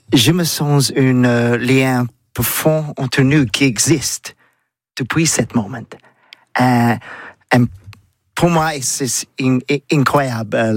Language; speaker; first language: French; non-native, learner; English